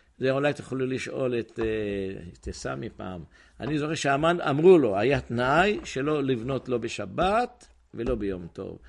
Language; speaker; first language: Hebrew; native; Hebrew